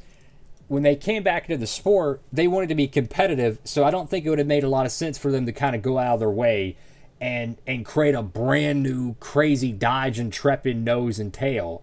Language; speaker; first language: English; native; English